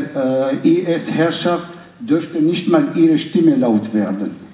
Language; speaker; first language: German; non-native, fluent; Arabic